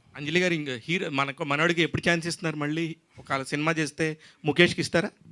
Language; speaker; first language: Telugu; native; Telugu